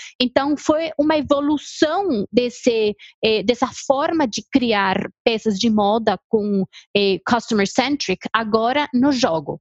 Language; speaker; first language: Portuguese; non-native, fluent; Spanish